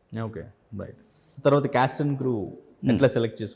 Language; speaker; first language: Telugu; native; Telugu